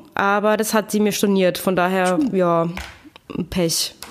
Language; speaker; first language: German; native; German